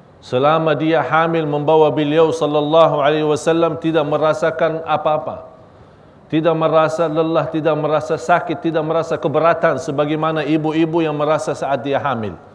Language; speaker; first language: Malay; non-native, fluent; Arabic